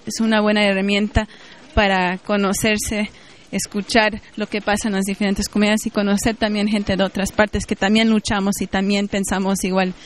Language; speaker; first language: Spanish; native; Spanish